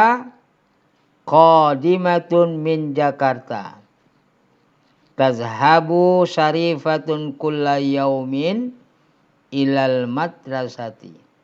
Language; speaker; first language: Arabic; non-native, fluent; Indonesian